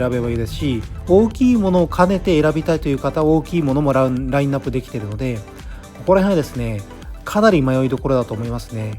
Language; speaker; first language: Japanese; native; Japanese